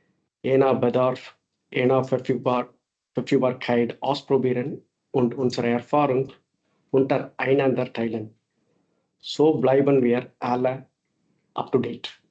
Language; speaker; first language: German; non-native, fluent; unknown